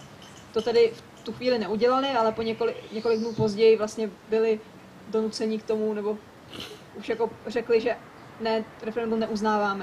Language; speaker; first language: Czech; native; Czech